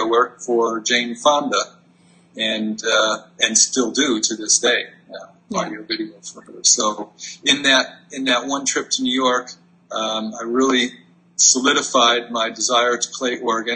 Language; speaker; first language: English; native; English